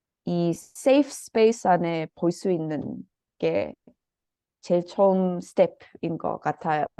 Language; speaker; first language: Korean; early bilingual, heritage; Korean